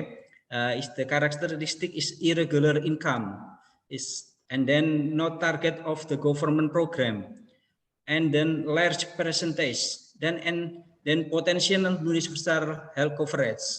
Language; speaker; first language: English; non-native, learner; Indonesian